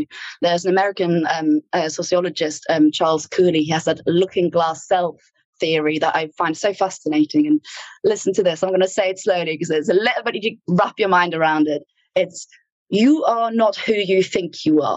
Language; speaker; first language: English; non-native, fluent; German